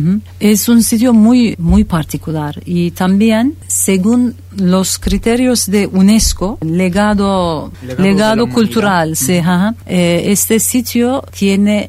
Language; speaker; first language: Spanish; non-native, fluent; Turkish